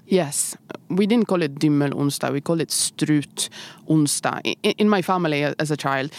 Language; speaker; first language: English; non-native, fluent; Swedish